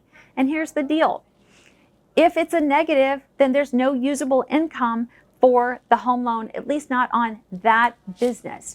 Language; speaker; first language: English; native; English